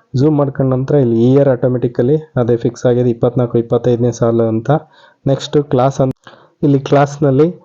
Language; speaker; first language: Kannada; native; Kannada